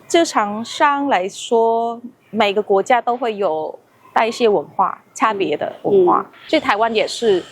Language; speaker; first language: Chinese; non-native, fluent; Vietnamese